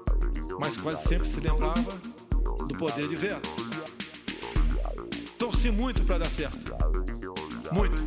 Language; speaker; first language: Portuguese; native; Portuguese